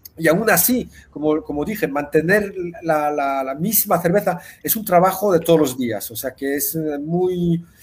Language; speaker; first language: Spanish; early bilingual, heritage; Spanish